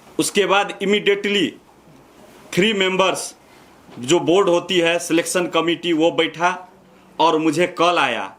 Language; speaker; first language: Hindi; non-native, fluent; Bangla